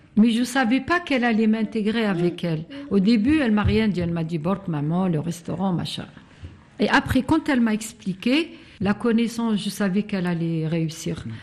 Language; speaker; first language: French; non-native, local second language; Arabic